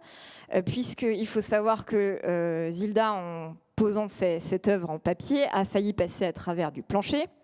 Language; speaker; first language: French; native; French